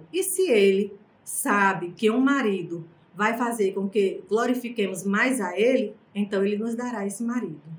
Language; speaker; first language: Portuguese; native; Portuguese